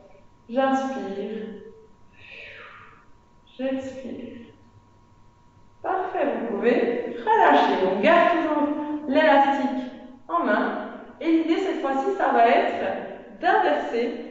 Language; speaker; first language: French; native; French